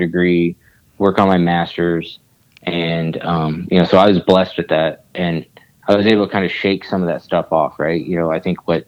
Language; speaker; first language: English; native; English